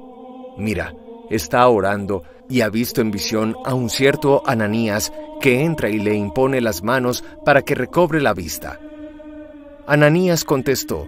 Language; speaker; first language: Spanish; native; Spanish